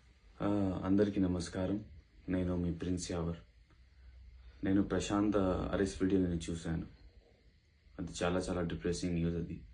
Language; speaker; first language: Telugu; non-native, learner; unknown